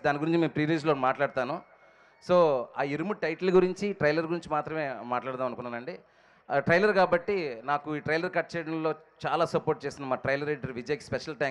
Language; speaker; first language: Telugu; native; Telugu